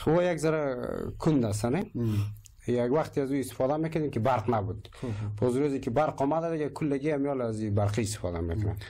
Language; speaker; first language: Persian; native; Persian